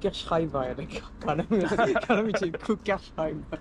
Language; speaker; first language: Turkish; non-native, learner; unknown